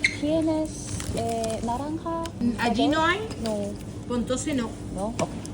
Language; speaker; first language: Spanish; non-native, learner; Korean